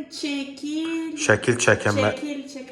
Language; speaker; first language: Turkish; non-native, learner; Russian